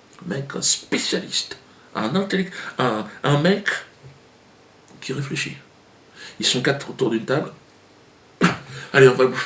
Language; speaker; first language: French; native; French